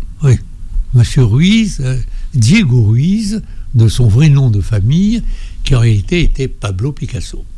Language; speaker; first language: French; native; French